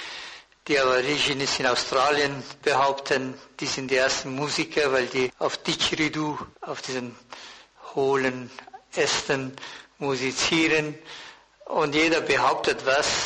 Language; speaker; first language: German; non-native, fluent; Persian